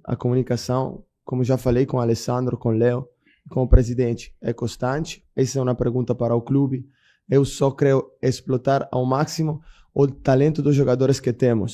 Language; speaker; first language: Portuguese; non-native, fluent; Italian